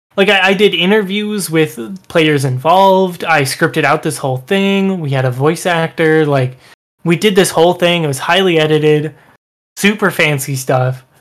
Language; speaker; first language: English; native; English